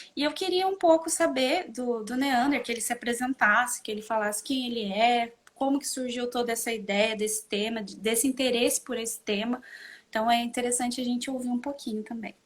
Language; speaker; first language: Portuguese; native; Portuguese